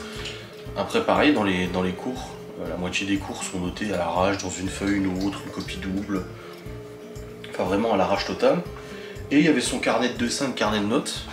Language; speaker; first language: French; native; French